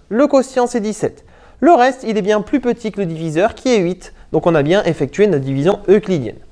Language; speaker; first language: French; native; French